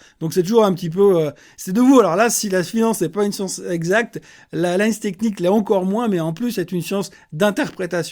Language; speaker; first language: French; native; French